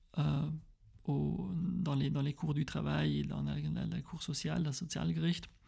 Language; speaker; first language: French; early bilingual, heritage; French